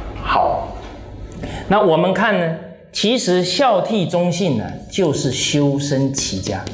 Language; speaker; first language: Chinese; native; Chinese